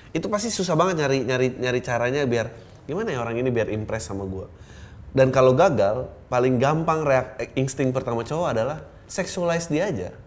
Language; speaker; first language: Indonesian; native; Indonesian